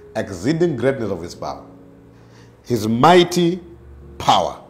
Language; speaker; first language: English; non-native, local second language; Swahili